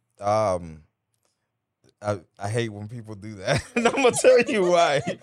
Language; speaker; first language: English; early bilingual, other home language; Spanish